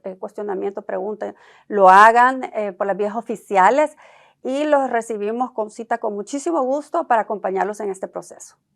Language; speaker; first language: Spanish; native; Spanish